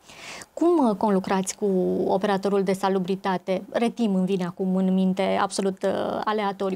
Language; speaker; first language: Romanian; native; Romanian